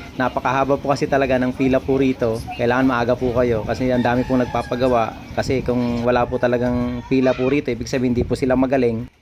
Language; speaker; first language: Filipino; native; Filipino